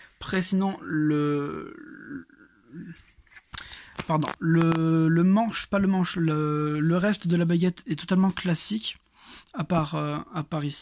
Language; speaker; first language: French; native; French